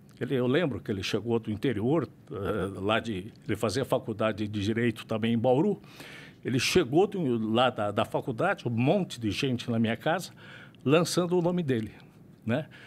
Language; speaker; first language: Portuguese; native; Portuguese